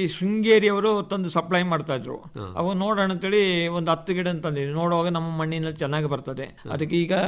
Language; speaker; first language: Kannada; native; Kannada